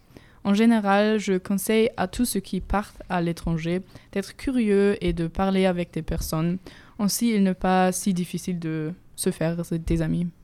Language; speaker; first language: French; non-native, fluent; German